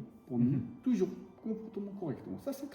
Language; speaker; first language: French; non-native, learner; Tibetan